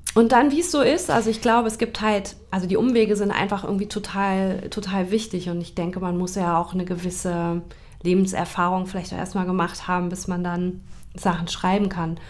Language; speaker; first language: German; native; German